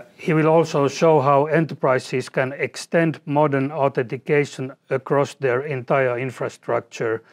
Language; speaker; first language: English; non-native, fluent; Finnish